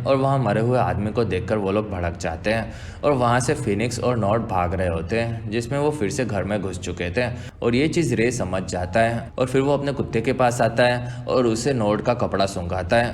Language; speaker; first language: Hindi; native; Hindi